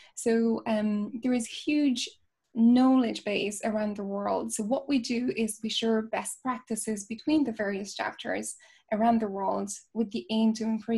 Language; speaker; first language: English; non-native, fluent; Polish